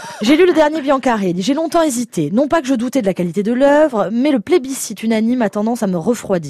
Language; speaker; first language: French; native; French